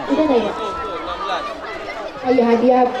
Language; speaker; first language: Malay; native; Malay